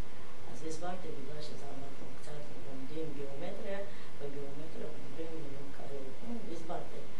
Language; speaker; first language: Hebrew; non-native, fluent; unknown